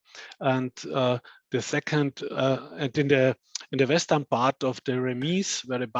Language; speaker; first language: English; non-native, fluent; German